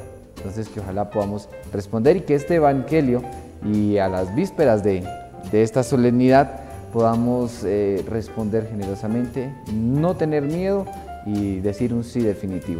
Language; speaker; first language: Spanish; native; Spanish